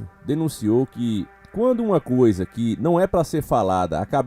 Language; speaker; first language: Portuguese; native; Portuguese